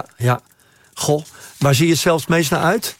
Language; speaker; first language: Dutch; native; Dutch